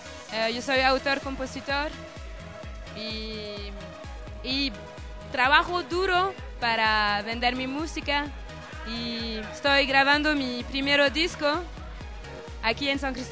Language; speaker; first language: Spanish; non-native, learner; French